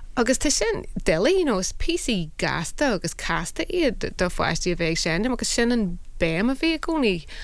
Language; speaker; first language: Irish; non-native, local second language; English